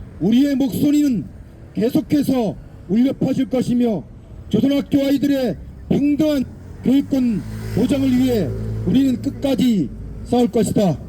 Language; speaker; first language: Korean; native; Korean